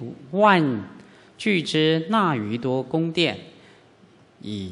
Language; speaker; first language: Chinese; native; Chinese